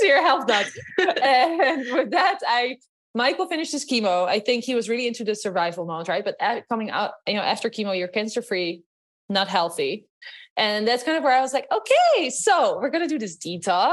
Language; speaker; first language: English; non-native, fluent; Dutch